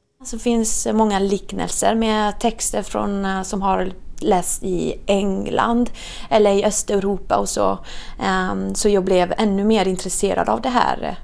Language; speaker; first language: Swedish; non-native, fluent; Italian